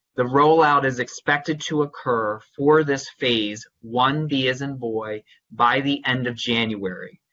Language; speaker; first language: English; native; English